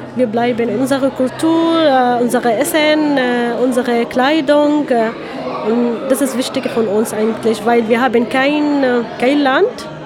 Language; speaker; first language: German; non-native, learner; Arabic